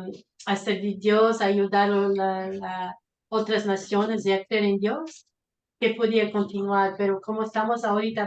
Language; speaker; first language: Spanish; non-native, fluent; Portuguese